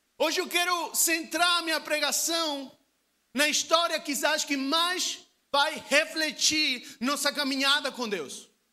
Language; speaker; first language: Portuguese; non-native, fluent; Spanish